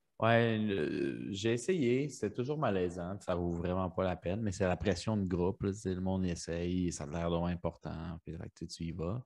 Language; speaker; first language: French; early bilingual, other home language; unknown